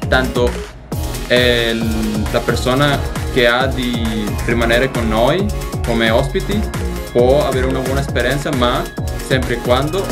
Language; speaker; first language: Italian; non-native, learner; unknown